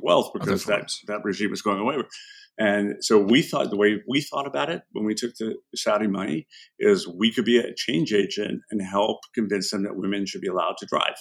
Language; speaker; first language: English; non-native, fluent; Arabic